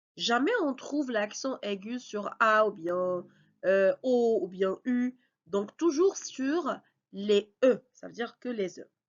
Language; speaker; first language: French; non-native, local second language; Arabic